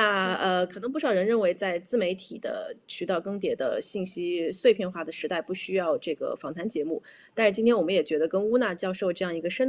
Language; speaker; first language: Chinese; native; Chinese